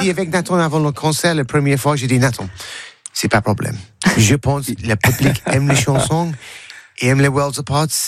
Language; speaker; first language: French; non-native, learner; English